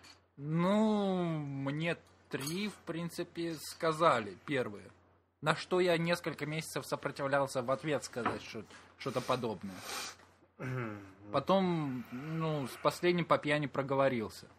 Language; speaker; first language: Russian; native; Russian